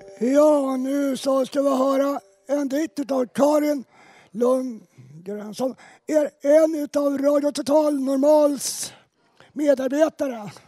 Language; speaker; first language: Swedish; native; Swedish